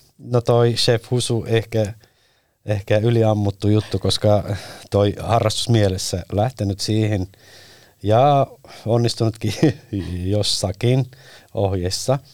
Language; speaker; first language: Finnish; non-native, fluent; Turkish